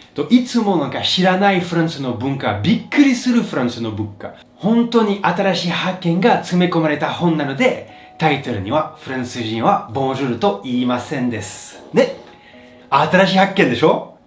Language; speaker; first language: Japanese; non-native, fluent; French